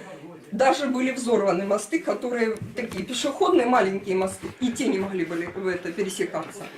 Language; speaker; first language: Russian; native; Russian